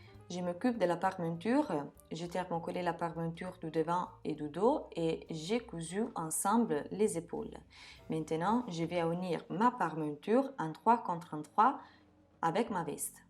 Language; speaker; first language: French; non-native, fluent; Italian